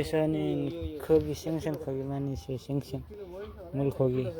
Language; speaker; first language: Korean; non-native, learner; Nepali